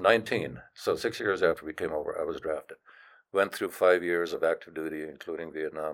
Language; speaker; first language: English; non-native, fluent; German